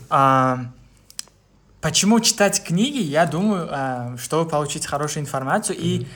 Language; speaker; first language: Russian; non-native, local second language; Uzbek